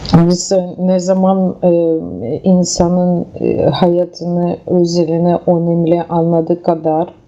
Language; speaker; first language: Turkish; non-native, learner; Russian